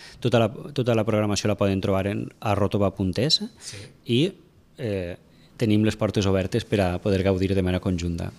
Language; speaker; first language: Catalan; native; Catalan